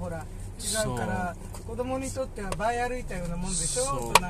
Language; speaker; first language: Japanese; native; Japanese